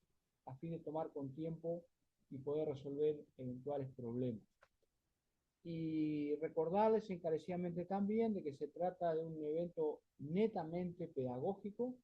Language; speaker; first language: Spanish; native; Spanish